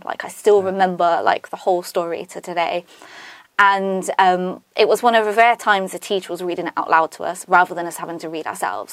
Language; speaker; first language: English; native; English